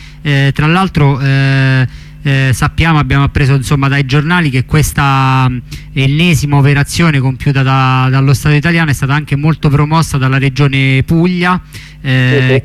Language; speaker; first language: Italian; native; Italian